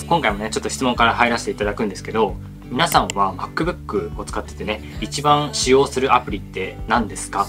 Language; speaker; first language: Japanese; native; Japanese